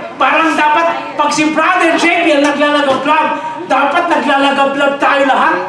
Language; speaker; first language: Filipino; non-native, local second language; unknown